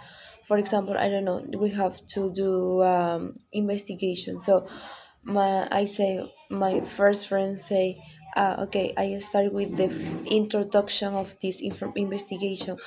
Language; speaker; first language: English; non-native, learner; Spanish